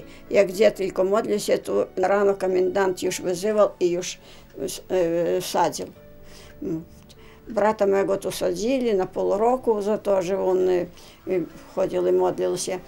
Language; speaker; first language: Ukrainian; native; Ukrainian